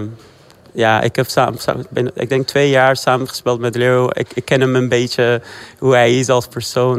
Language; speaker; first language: Dutch; early bilingual, other home language; Persian